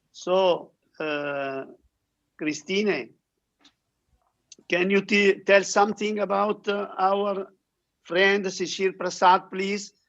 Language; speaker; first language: English; non-native, learner; Italian